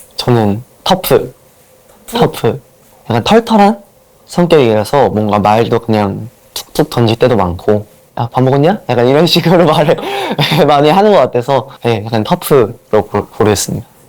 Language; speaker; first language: Korean; non-native, fluent; Japanese